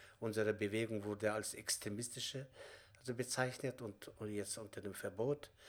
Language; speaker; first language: German; non-native, fluent; Kazakh